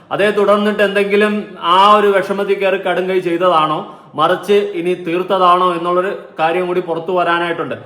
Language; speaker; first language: Malayalam; native; Malayalam